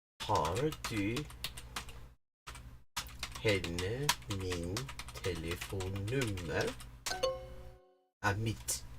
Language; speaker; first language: Swedish; non-native, learner; English